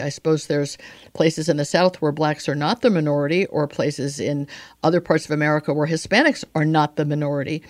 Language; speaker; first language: English; native; English